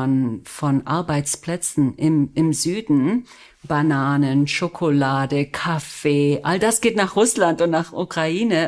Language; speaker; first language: German; non-native, fluent; Spanish